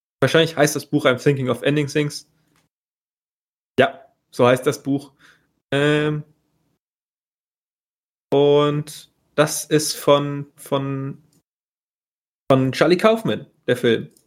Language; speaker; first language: German; native; German